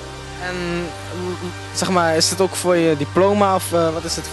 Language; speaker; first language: Dutch; native; Dutch